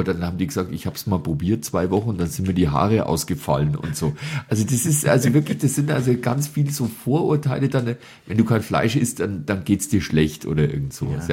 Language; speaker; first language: German; native; German